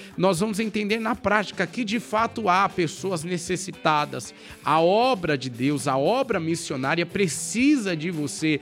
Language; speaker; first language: Portuguese; native; Portuguese